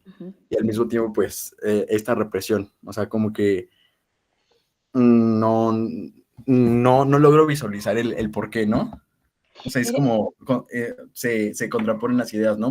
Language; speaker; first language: Spanish; native; Spanish